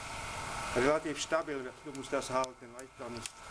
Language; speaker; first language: German; non-native, learner; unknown